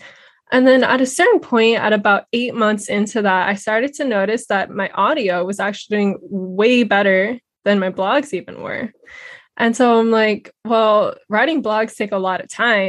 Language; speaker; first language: English; native; English